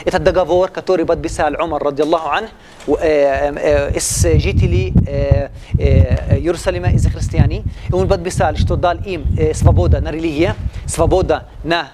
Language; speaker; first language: Russian; non-native, learner; Arabic